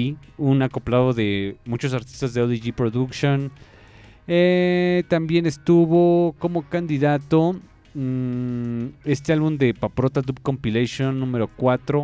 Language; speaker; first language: Spanish; native; Spanish